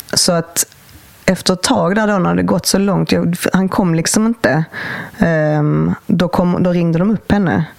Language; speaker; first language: Swedish; native; Swedish